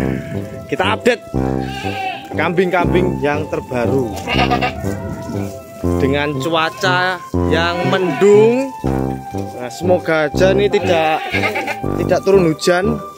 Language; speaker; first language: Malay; non-native, local second language; Javanese